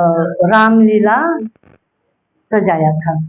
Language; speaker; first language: Hindi; early bilingual, heritage; Hindi